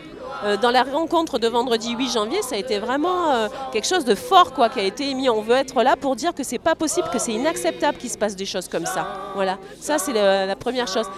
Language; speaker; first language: French; native; French